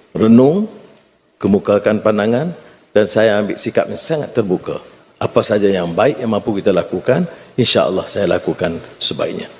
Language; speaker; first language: Malay; native; Malay